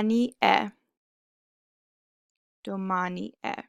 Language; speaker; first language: Italian; non-native, fluent; English